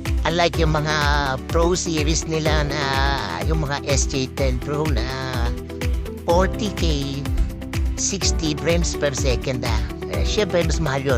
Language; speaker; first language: Filipino; native; Filipino